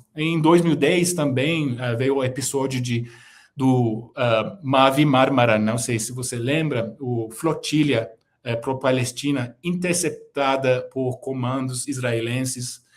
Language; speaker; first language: Portuguese; non-native, fluent; Turkish